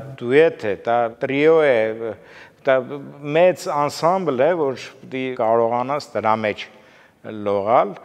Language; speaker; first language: Armenian; native; Armenian